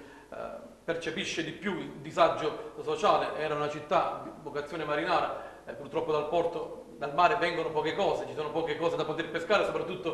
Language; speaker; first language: Italian; native; Italian